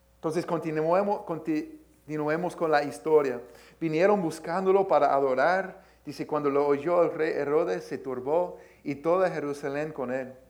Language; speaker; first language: Spanish; early bilingual, heritage; Spanish